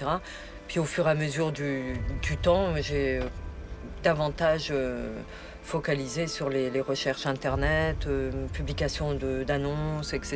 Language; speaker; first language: French; native; French